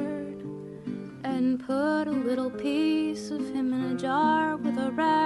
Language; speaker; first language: English; native; English